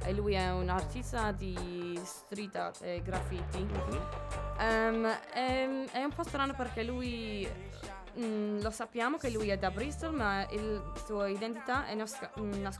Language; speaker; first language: Italian; non-native, learner; English